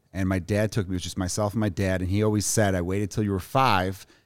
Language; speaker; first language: English; native; English